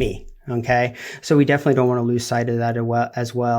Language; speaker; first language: English; native; English